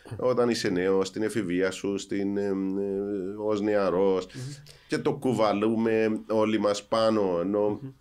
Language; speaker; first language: Greek; native; Greek